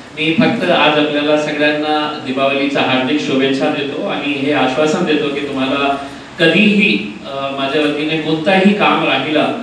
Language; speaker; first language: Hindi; non-native, local second language; Urdu